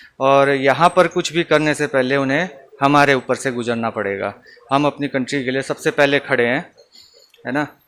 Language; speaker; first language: Hindi; non-native, local second language; Nepali